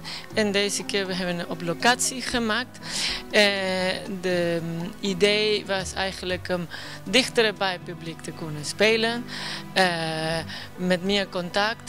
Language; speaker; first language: Dutch; non-native, fluent; Spanish